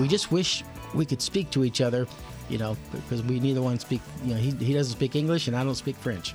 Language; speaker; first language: English; native; English